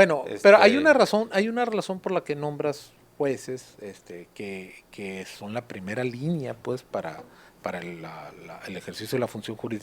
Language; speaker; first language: Spanish; native; Spanish